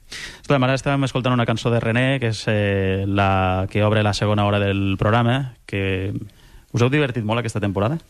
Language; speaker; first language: Catalan; native; Catalan